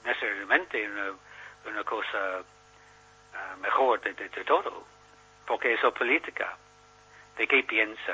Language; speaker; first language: Spanish; non-native, learner; English